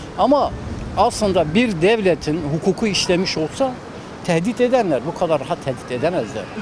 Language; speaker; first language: Turkish; native; Turkish